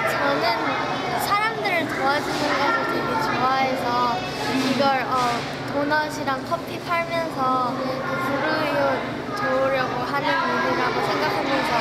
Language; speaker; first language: Korean; early bilingual, heritage; Korean